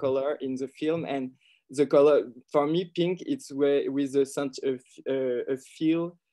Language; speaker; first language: English; non-native, learner; French